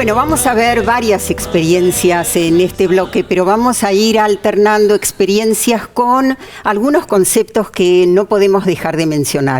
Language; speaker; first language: Spanish; native; Spanish